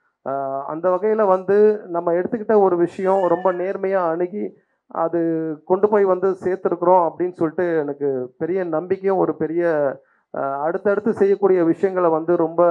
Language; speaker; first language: Tamil; native; Tamil